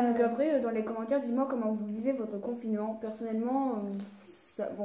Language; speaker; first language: French; native; French